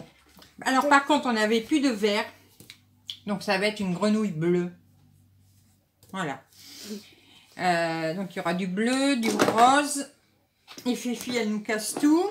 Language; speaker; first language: French; native; French